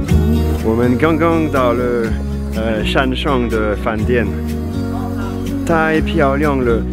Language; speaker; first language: Chinese; non-native, fluent; French